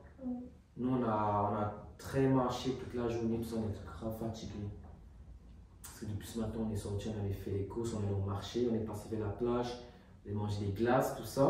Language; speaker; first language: French; native; French